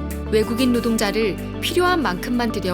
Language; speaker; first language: Korean; native; Korean